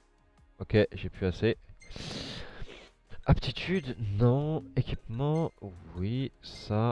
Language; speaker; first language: French; native; French